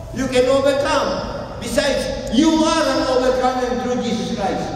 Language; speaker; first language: English; non-native, local second language; Filipino